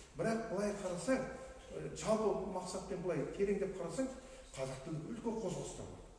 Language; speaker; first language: Kazakh; native; Kazakh